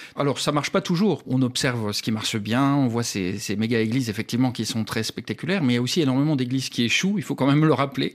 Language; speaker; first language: French; native; French